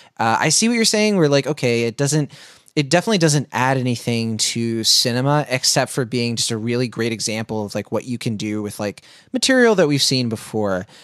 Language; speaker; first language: English; native; English